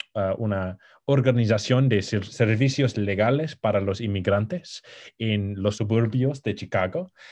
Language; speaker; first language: Spanish; non-native, fluent; English